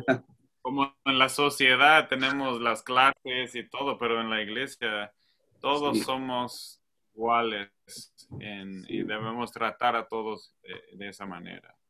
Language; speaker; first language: Spanish; non-native, fluent; English